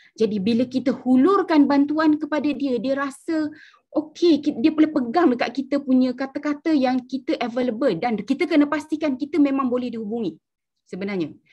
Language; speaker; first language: Malay; native; Malay